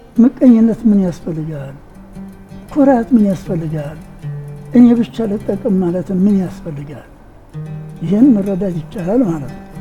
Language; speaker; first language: Amharic; native; Amharic